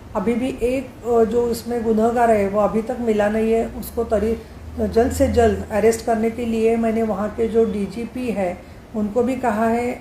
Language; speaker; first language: Hindi; non-native, local second language; Marathi